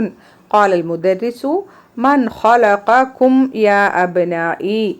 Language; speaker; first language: Arabic; non-native, fluent; Malayalam